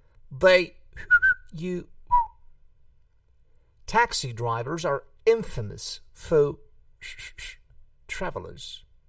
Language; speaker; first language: English; non-native, fluent; Hungarian